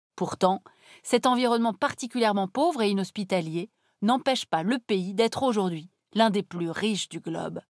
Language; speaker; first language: French; native; French